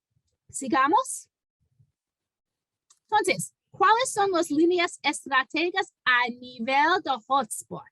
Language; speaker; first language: Spanish; non-native, fluent; English